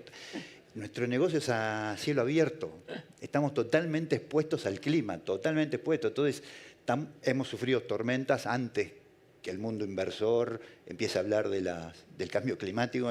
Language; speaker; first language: Spanish; native; Spanish